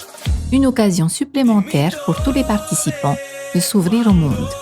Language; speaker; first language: French; native; French